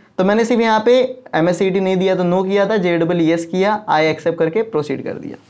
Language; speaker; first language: Hindi; non-native, local second language; Marwari